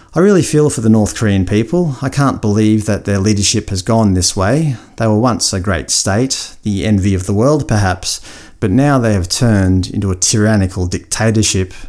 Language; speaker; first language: English; native; English